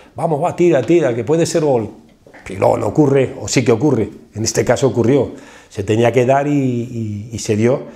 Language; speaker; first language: Spanish; native; Spanish